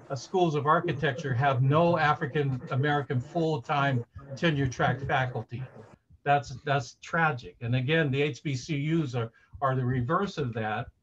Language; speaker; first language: English; native; English